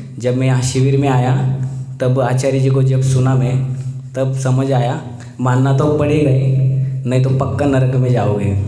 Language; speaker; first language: Hindi; non-native, local second language; Marathi